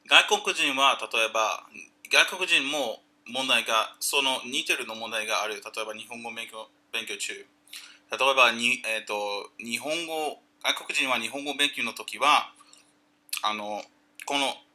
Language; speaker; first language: Japanese; non-native, learner; English